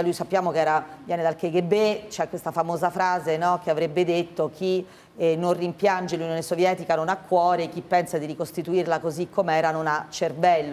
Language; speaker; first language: Italian; native; Italian